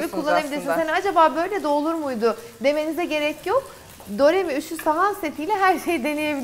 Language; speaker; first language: Turkish; native; Turkish